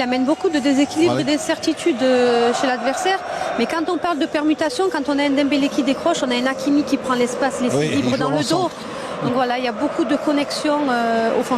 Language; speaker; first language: French; native; French